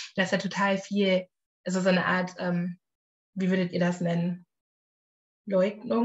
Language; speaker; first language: German; native; German